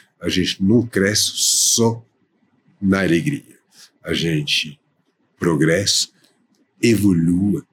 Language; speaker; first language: Portuguese; non-native, fluent; French